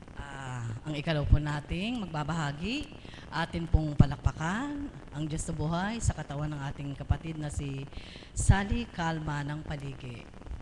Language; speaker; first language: Filipino; native; Filipino